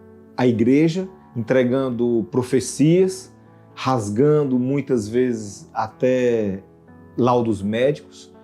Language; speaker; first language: Portuguese; native; Portuguese